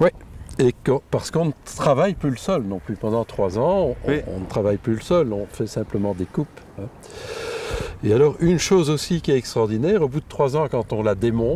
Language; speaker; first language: French; native; French